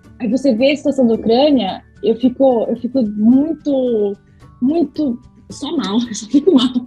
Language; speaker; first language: Portuguese; native; Portuguese